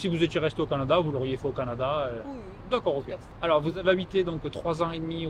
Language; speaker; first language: French; native; French